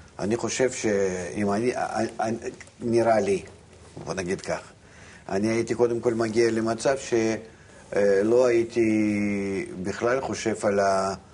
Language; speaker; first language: Hebrew; non-native, fluent; Russian